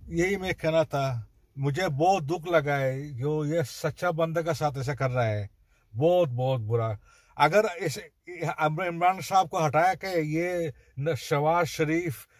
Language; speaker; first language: Hindi; non-native, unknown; Bangla